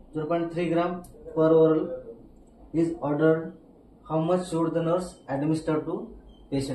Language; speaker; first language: English; non-native, local second language; Marathi